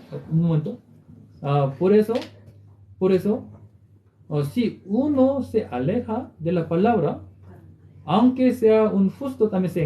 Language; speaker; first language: Spanish; non-native, learner; Korean